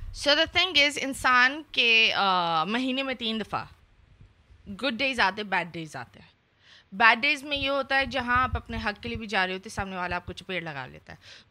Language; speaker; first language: Urdu; non-native, fluent; English